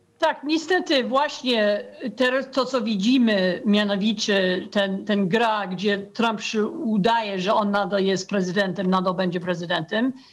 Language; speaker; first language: Polish; non-native, fluent; English